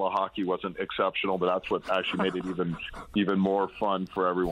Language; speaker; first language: English; native; English